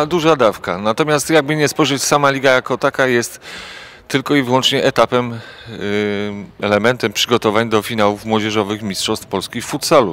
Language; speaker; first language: Polish; native; Polish